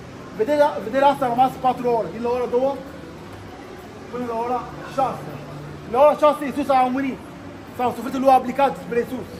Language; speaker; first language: Romanian; non-native, learner; Arabic